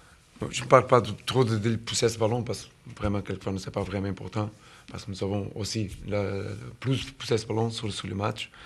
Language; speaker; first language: French; non-native, fluent; Portuguese